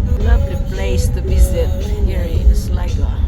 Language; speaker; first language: English; non-native, local second language; Filipino